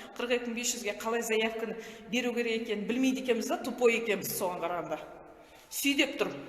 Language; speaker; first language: Kazakh; native; Kazakh